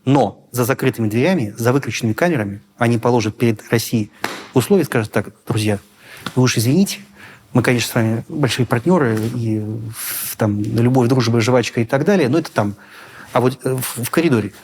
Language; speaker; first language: Russian; native; Russian